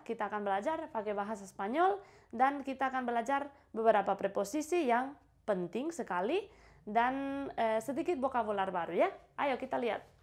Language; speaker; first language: Indonesian; non-native, fluent; Spanish